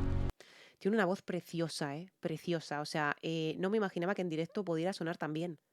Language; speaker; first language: Spanish; native; Spanish